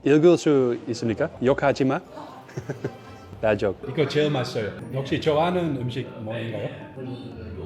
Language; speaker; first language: Korean; non-native, learner; Dutch